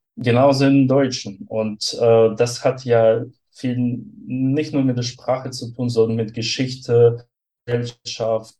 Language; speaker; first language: German; non-native, fluent; Russian